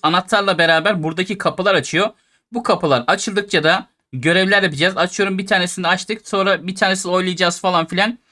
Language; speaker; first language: Turkish; native; Turkish